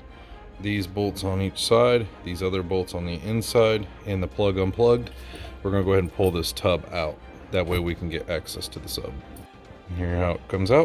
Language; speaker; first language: English; native; English